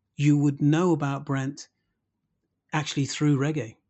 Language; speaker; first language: English; native; English